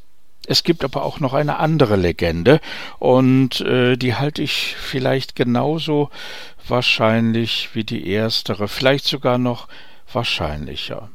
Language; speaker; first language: German; native; German